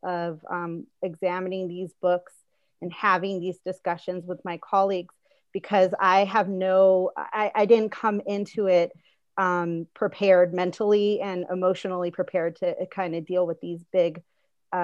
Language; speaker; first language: English; early bilingual, other home language; Spanish